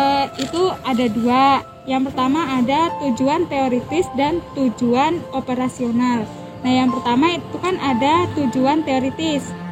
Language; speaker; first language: Indonesian; native; Indonesian